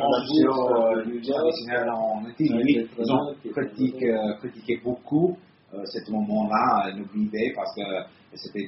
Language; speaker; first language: French; non-native, fluent; Italian